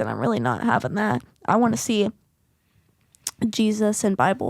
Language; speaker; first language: English; native; English